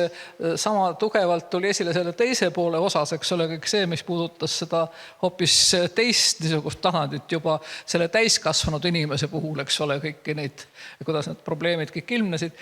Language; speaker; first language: Estonian; native; Estonian